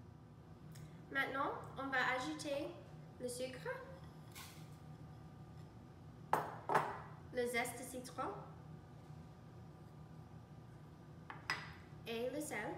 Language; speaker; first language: French; non-native, learner; English